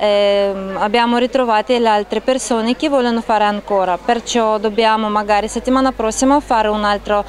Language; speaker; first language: Italian; non-native, learner; Russian